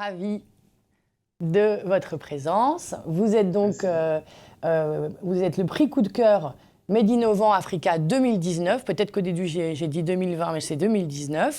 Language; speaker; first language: French; native; French